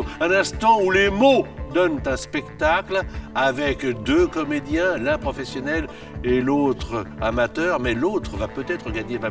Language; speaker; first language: French; native; French